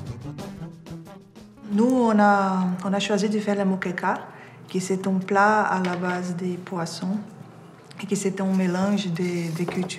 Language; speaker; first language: French; non-native, fluent; Portuguese